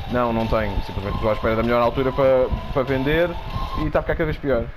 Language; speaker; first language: Portuguese; native; Portuguese